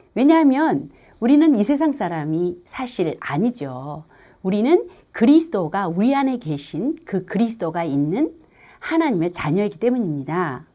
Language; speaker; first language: Korean; native; Korean